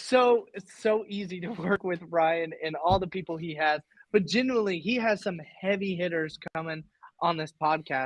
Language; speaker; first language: English; native; English